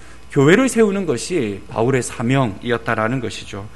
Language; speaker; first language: Korean; native; Korean